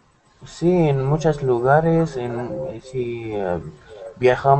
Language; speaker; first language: Spanish; non-native, learner; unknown